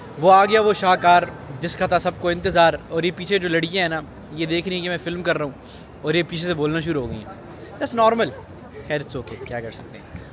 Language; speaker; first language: Hindi; non-native, local second language; Punjabi